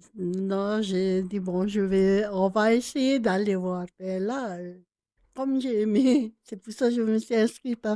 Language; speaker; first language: French; non-native, local second language; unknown